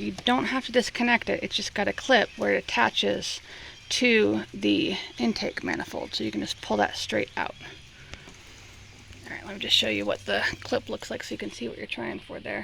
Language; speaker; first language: English; native; English